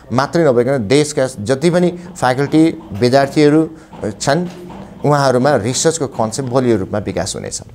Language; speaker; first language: Nepali; native; Nepali